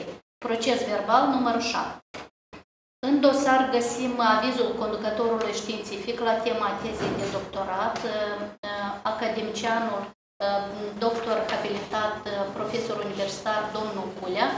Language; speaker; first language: Romanian; native; Romanian